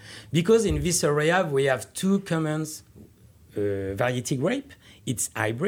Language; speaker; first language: English; non-native, learner; French